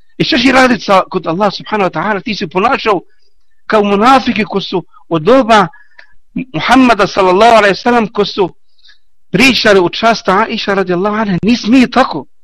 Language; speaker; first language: Bosnian; non-native, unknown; Arabic